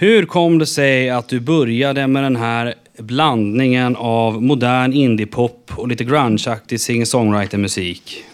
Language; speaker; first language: Swedish; native; Swedish